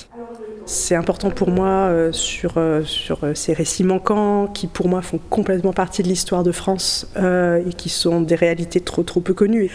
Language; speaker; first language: French; native; French